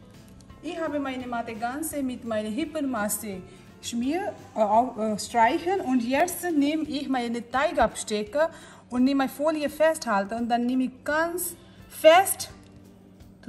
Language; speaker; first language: German; non-native, learner; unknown